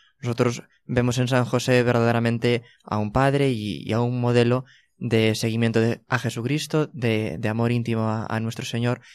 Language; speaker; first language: Spanish; native; Spanish